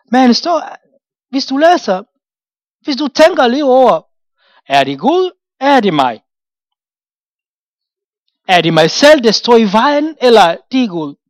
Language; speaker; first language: Danish; non-native, fluent; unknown